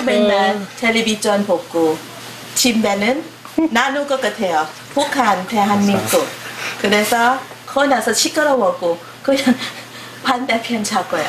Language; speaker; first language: Korean; non-native, learner; Thai